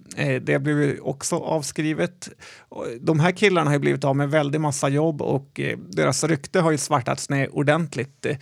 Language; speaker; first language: Swedish; native; Swedish